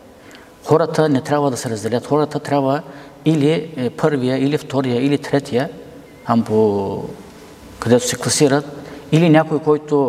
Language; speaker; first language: Bulgarian; non-native, local second language; Turkish